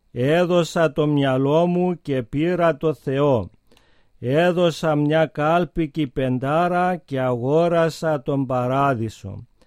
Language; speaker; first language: Greek; native; Greek